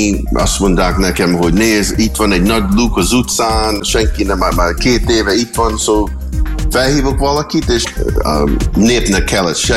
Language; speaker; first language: Hungarian; early bilingual, heritage; English